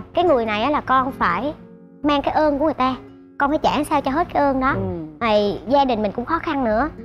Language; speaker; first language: Vietnamese; native; Vietnamese